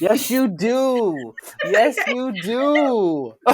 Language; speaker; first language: English; native; English